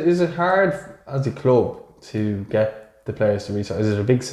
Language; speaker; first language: English; native; English